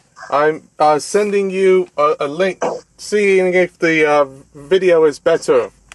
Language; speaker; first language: English; native; English